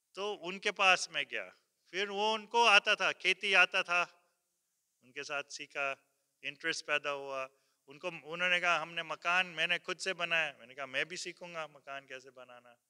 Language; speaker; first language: Hindi; early bilingual, heritage; Hindi